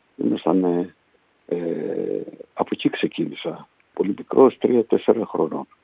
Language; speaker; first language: Greek; early bilingual, heritage; Greek